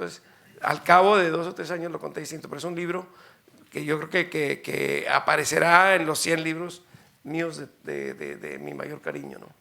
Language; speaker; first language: Spanish; native; Spanish